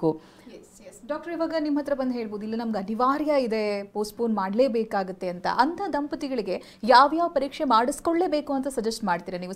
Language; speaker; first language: Kannada; native; Kannada